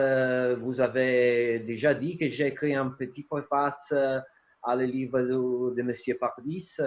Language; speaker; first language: French; non-native, fluent; Italian